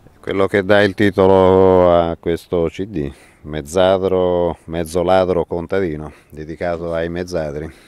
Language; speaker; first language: Italian; native; Italian